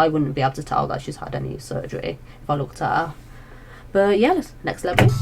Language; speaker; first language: English; native; English